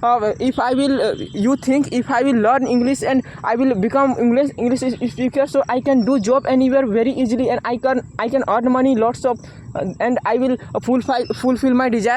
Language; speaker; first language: English; non-native, learner; Hindi